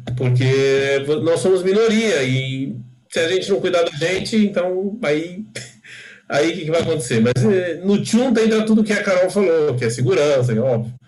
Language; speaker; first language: Portuguese; native; Portuguese